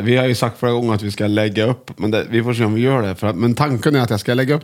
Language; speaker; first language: Swedish; native; Swedish